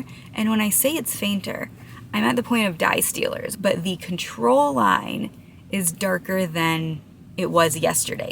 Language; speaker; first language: English; native; English